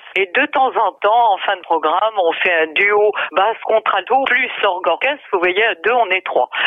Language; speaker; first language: French; native; French